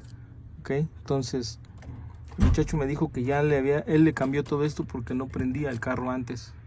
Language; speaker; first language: Spanish; native; Spanish